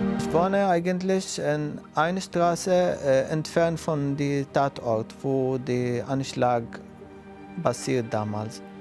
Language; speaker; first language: German; non-native, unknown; Arabic